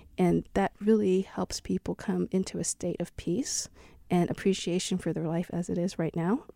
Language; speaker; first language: English; native; English